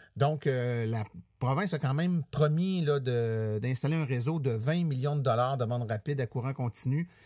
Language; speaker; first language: French; native; French